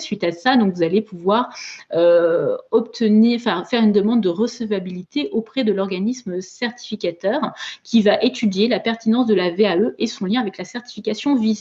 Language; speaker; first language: French; native; French